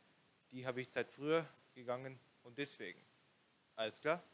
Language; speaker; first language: German; non-native, local second language; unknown